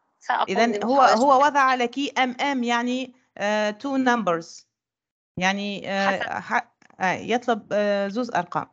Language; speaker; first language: Arabic; native; Arabic